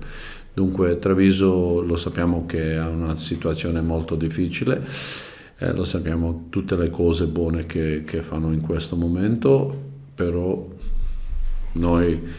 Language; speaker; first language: Italian; non-native, learner; Croatian